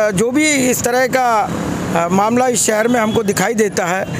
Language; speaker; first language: Hindi; native; Hindi